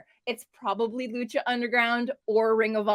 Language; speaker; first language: English; native; English